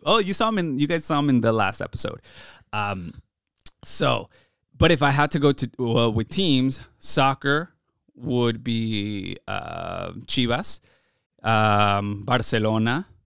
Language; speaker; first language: English; early bilingual, other home language; Spanish